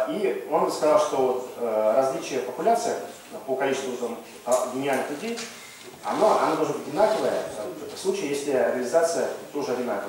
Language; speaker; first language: Russian; native; Russian